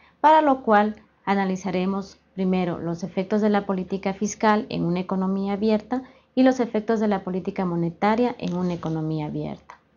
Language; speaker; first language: Spanish; native; Spanish